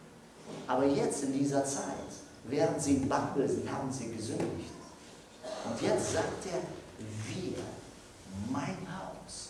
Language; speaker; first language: German; non-native, fluent; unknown